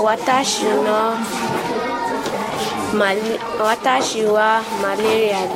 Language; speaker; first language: Japanese; non-native, learner; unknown